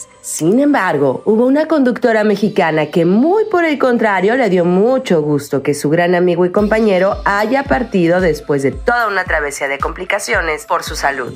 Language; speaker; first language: Spanish; native; Spanish